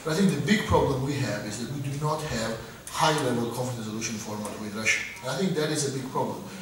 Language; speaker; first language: English; non-native, fluent; Georgian